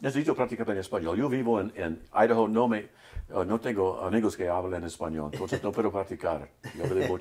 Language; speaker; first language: Spanish; non-native, learner; English